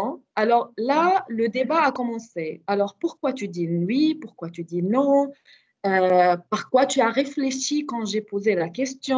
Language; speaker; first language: French; non-native, fluent; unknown